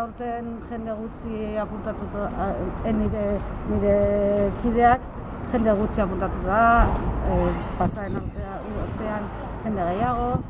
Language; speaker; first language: Basque; non-native, local second language; Spanish